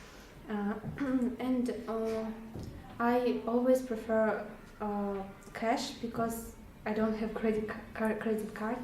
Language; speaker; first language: English; non-native, learner; Russian